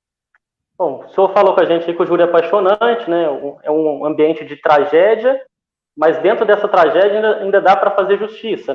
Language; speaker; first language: Portuguese; native; Portuguese